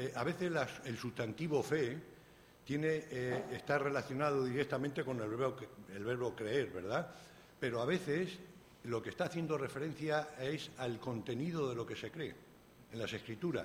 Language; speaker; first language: Spanish; native; Spanish